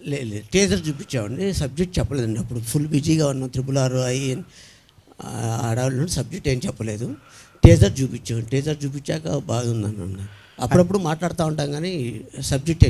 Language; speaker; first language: Telugu; native; Telugu